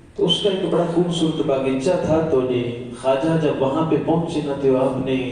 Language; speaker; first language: Urdu; non-native, local second language; Punjabi